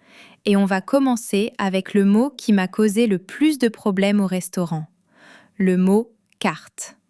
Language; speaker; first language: French; non-native, fluent; English